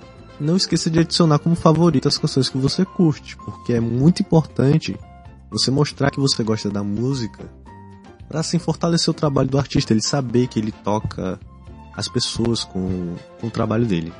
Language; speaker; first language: Portuguese; native; Portuguese